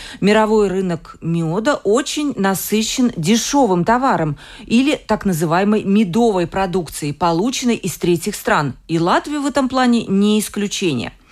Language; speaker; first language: Russian; native; Russian